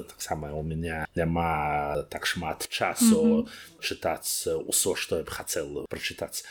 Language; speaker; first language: Belarusian; non-native, learner; Russian